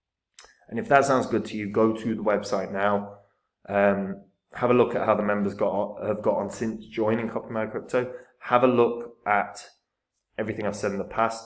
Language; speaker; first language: English; native; English